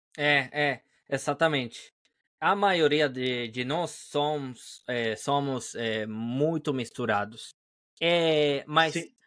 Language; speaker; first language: Portuguese; non-native, learner; Spanish